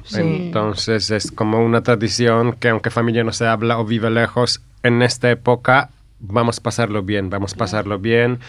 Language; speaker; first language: Spanish; non-native, fluent; Polish